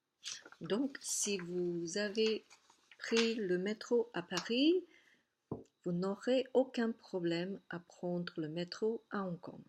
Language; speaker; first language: French; non-native, fluent; Cantonese